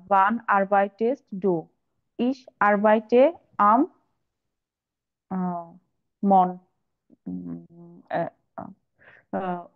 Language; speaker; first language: German; non-native, learner; Bangla